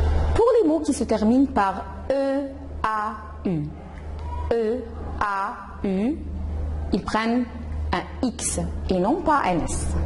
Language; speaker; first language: French; non-native, fluent; Arabic